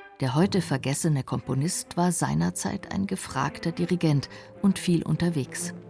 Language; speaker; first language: German; native; German